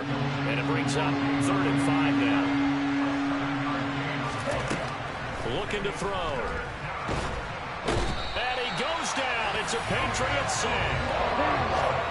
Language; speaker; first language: English; native; English